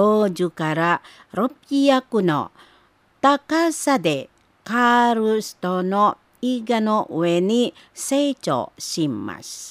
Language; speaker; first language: Japanese; non-native, fluent; Indonesian